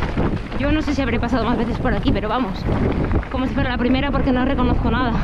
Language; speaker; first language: Spanish; native; Spanish